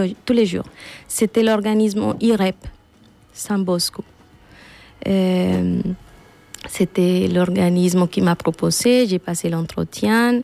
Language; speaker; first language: French; non-native, fluent; Spanish